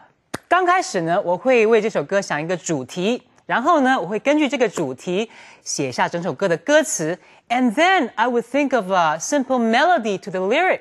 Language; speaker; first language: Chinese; native; Chinese